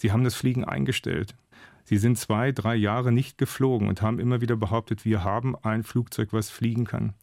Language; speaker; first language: German; native; German